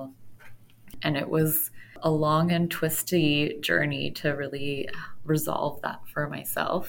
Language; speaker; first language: English; native; English